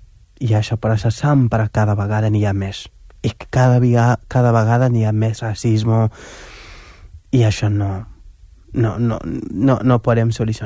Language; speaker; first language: Catalan; non-native, fluent; Wolof